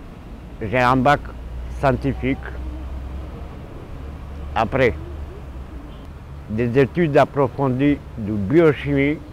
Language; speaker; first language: French; non-native, fluent; Romanian